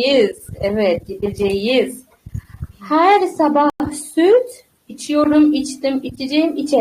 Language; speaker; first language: Turkish; non-native, fluent; Uzbek